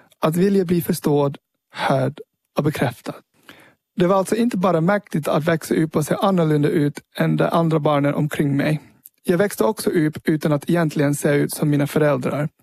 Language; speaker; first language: Swedish; early bilingual, heritage; Swedish